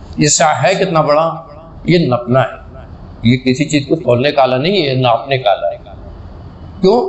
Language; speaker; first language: Urdu; native; Urdu